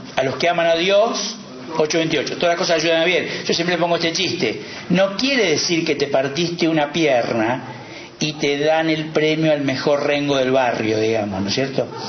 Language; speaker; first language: Spanish; native; Spanish